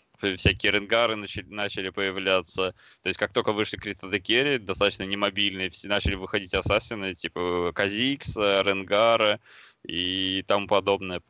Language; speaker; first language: Russian; native; Russian